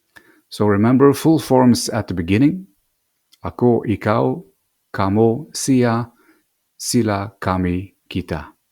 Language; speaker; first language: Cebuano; non-native, fluent; English